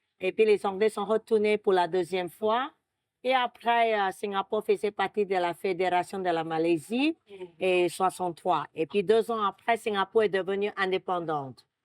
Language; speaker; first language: French; non-native, fluent; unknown